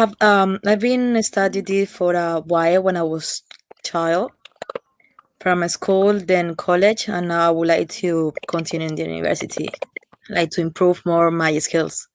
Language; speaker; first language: English; non-native, learner; Spanish